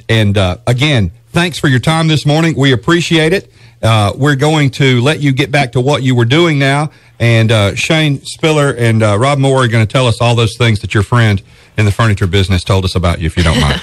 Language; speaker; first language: English; native; English